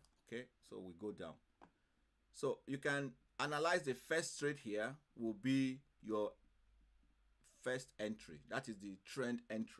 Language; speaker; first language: English; non-native, fluent; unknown